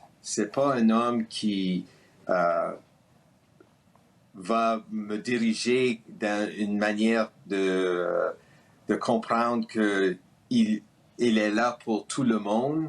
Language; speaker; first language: French; early bilingual, heritage; French